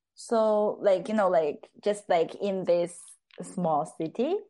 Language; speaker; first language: English; non-native, fluent; Chinese